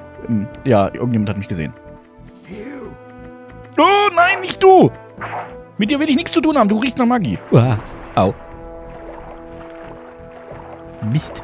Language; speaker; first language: German; native; German